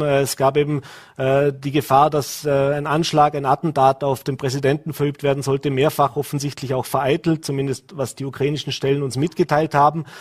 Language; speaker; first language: German; native; German